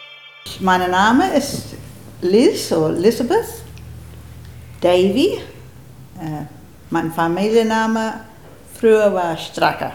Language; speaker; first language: German; early bilingual, heritage; German